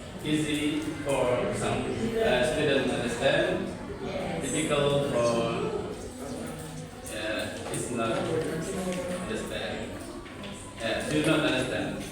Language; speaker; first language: English; non-native, learner; Indonesian